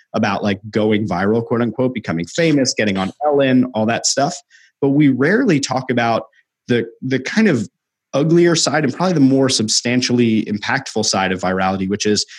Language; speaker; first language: English; native; English